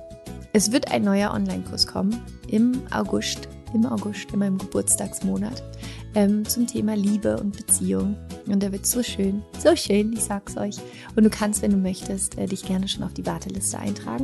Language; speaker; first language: German; native; German